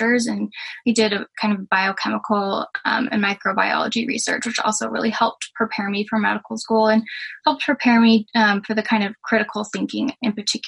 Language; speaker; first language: English; native; English